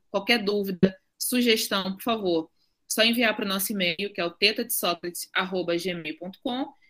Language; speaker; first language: Portuguese; native; Portuguese